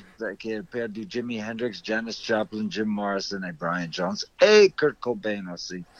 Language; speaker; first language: French; non-native, fluent; English